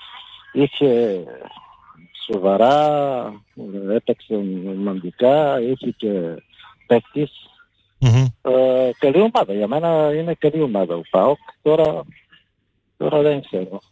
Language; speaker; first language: Greek; non-native, fluent; Bulgarian